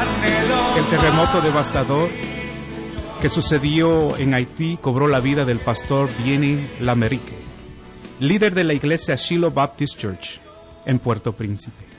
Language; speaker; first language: Spanish; native; Spanish